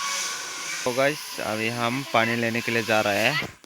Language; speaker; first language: Hindi; non-native, local second language; Kok Borok